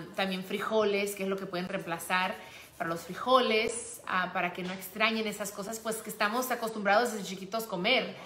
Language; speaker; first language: Spanish; early bilingual, heritage; Spanish